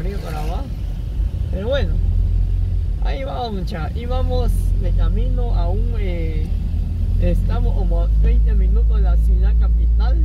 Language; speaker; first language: Spanish; native; Spanish